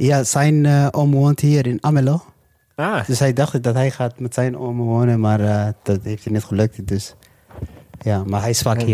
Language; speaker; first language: Dutch; non-native, local second language; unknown